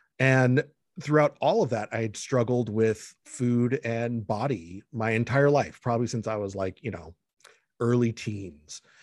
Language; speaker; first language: English; early bilingual, other home language; Spanish